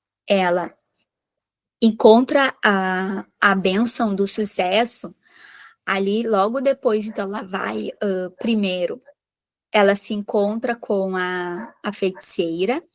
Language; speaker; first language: Portuguese; native; Portuguese